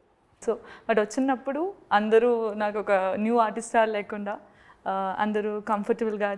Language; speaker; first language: Telugu; non-native, learner; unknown